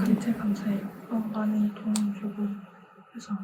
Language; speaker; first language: Korean; early bilingual, heritage; Korean